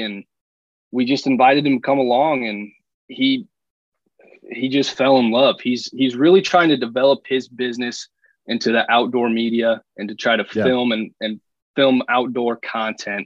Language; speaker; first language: English; native; English